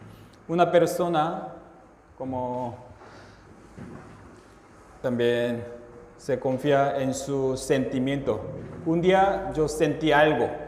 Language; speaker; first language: Spanish; non-native, fluent; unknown